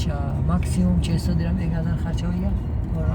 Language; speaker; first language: Hindi; non-native, learner; Tajik